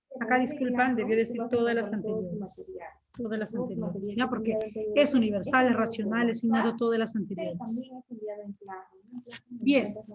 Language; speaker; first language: Spanish; native; Spanish